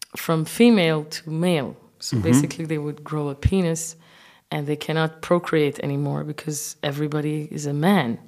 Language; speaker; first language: English; non-native, fluent; Arabic